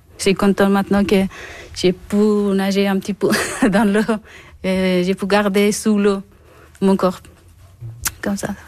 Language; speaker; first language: French; non-native, learner; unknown